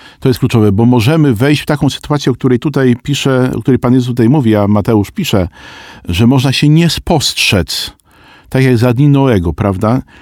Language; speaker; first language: Polish; native; Polish